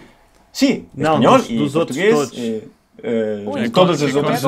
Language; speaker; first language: Spanish; non-native, fluent; Romanian